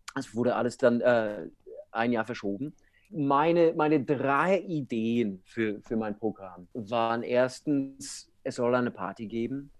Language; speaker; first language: German; non-native, fluent; English